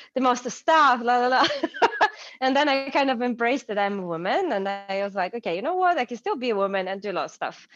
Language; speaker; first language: English; non-native, fluent; Ukrainian